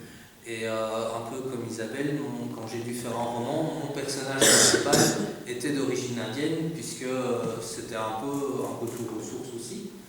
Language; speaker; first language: French; early bilingual, other home language; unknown